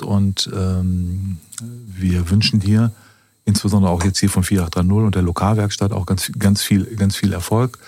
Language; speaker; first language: German; native; German